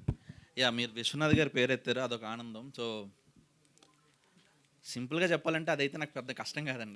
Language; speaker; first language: Telugu; native; Telugu